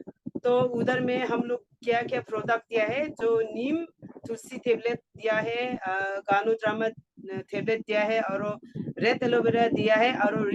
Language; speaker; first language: Hindi; non-native, local second language; Garo